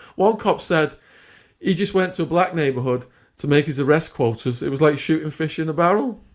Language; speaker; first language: English; native; English